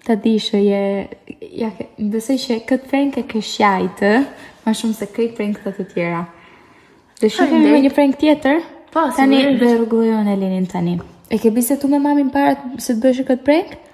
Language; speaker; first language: Albanian; early bilingual, heritage; Albanian